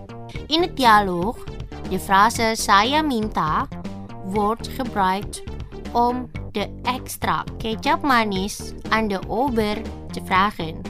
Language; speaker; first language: Dutch; non-native, fluent; Indonesian